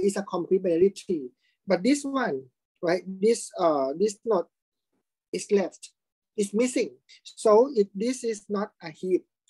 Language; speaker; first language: English; non-native, fluent; Thai